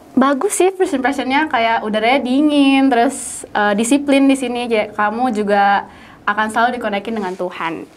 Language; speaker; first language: Indonesian; native; Indonesian